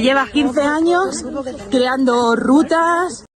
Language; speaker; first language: Spanish; native; Spanish